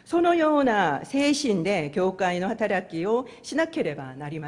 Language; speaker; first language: Japanese; non-native, fluent; Korean